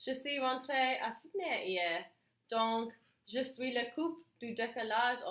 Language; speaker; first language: French; non-native, learner; English